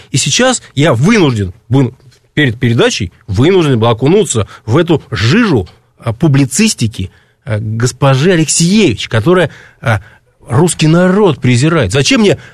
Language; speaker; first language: Russian; native; Russian